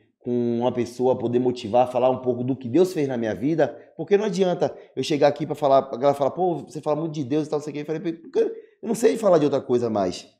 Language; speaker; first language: Portuguese; native; Portuguese